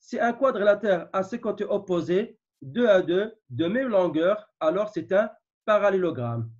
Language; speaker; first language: French; non-native, local second language; Arabic